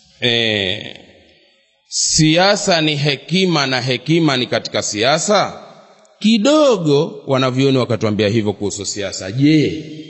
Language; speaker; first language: Swahili; native; Swahili